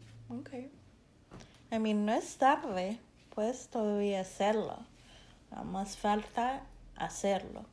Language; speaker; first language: Spanish; early bilingual, heritage; Spanish